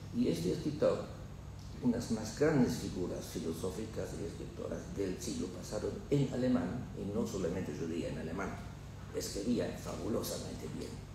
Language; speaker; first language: Spanish; non-native, fluent; German